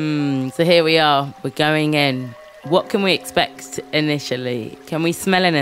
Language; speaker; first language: English; native; English